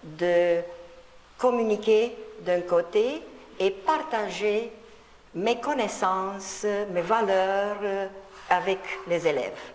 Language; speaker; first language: French; non-native, fluent; Romanian